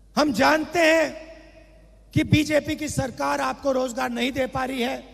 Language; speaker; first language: Hindi; native; Hindi